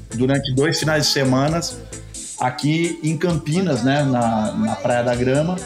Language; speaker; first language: Portuguese; native; Portuguese